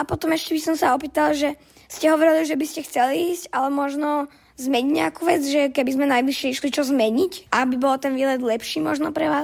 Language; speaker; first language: Slovak; native; Slovak